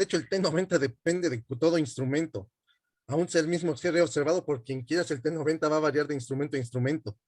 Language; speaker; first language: Spanish; native; Spanish